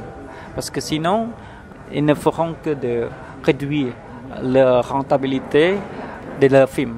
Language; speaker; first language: French; non-native, fluent; Khmer